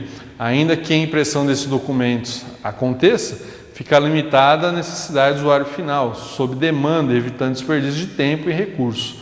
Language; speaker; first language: Portuguese; native; Portuguese